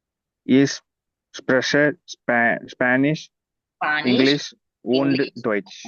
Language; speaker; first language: German; non-native, learner; Tamil